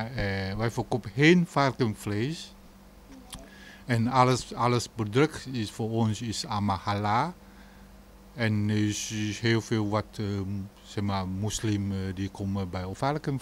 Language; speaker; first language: Dutch; non-native, learner; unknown